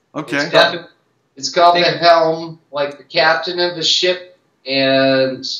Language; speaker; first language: English; native; English